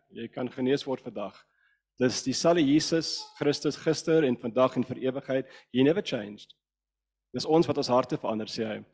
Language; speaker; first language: Afrikaans; non-native, local second language; English